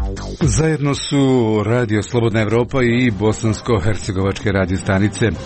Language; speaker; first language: Croatian; native; Croatian